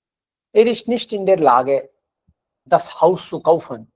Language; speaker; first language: German; non-native, fluent; Hindi